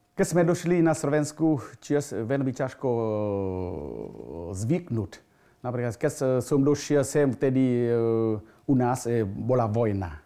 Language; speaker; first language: Slovak; non-native, learner; Vietnamese